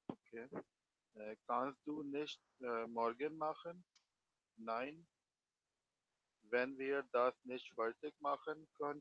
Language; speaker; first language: German; non-native, learner; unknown